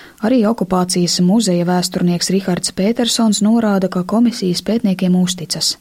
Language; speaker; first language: Latvian; native; Latvian